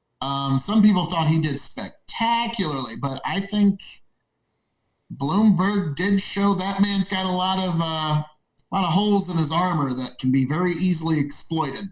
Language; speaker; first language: English; native; English